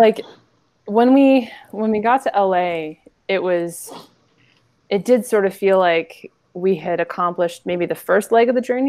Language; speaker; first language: English; native; English